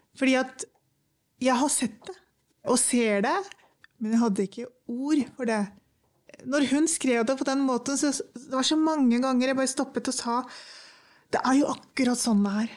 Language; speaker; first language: Norwegian; early bilingual, other home language; Urdu